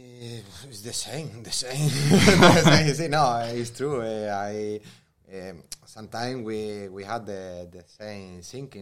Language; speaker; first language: English; non-native, learner; Spanish